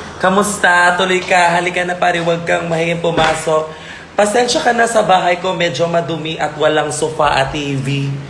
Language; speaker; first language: Filipino; non-native, local second language; Cebuano